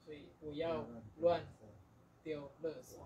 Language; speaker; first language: Chinese; non-native, learner; Indonesian